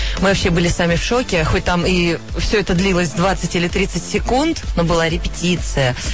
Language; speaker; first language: Russian; native; Russian